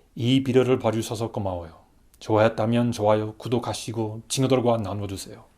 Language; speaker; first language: Korean; non-native, learner; English